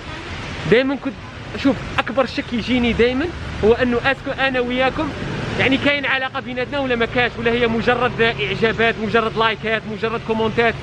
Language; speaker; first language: Arabic; native; Arabic